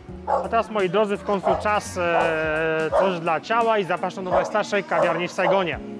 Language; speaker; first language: Polish; native; Polish